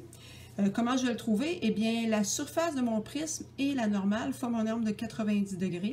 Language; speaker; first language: French; native; French